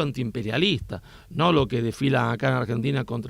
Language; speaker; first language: Spanish; native; Spanish